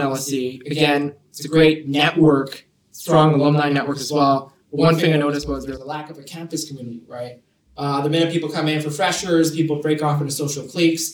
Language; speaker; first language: English; non-native, local second language; Cantonese